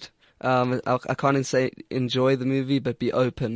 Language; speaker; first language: English; native; English